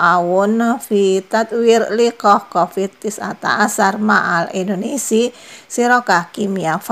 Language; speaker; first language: Arabic; non-native, fluent; Indonesian